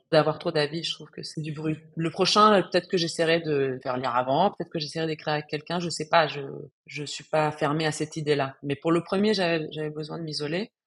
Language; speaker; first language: French; non-native, fluent; Spanish